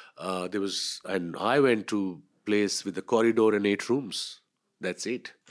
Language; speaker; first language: English; non-native, local second language; Urdu